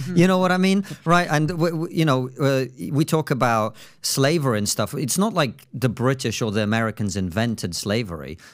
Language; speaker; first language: English; non-native, fluent; Russian